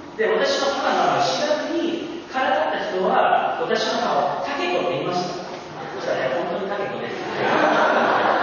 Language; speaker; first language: Japanese; early bilingual, heritage; Japanese